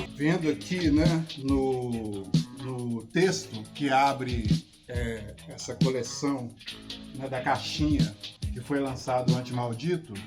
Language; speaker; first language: Portuguese; native; Portuguese